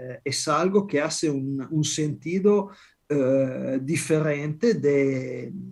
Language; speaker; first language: Spanish; non-native, fluent; Italian